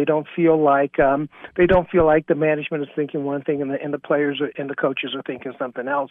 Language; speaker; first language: English; native; English